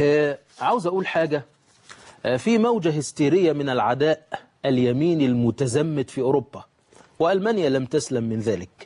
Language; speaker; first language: Arabic; native; Arabic